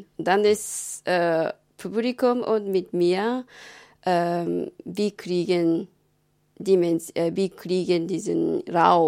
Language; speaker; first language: German; non-native, learner; Japanese